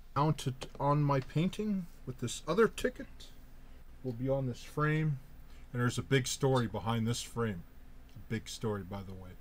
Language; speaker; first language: English; native; English